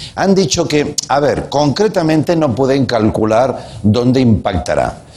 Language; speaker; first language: Spanish; native; Spanish